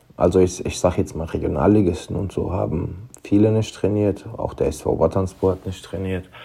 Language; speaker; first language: German; early bilingual, other home language; Turkish